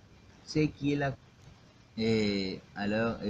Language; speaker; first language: French; non-native, learner; Spanish